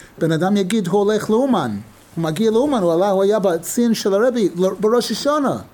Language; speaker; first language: Hebrew; non-native, fluent; English